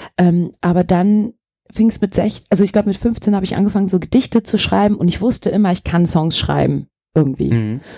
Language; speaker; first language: German; early bilingual, other home language; Turkish